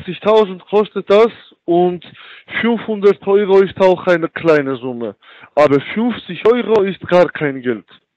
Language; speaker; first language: German; non-native, learner; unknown